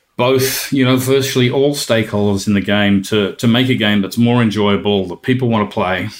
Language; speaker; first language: English; native; English